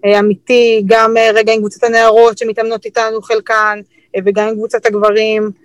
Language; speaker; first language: Hebrew; native; Hebrew